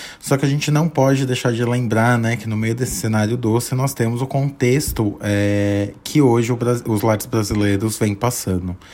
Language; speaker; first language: Portuguese; native; Portuguese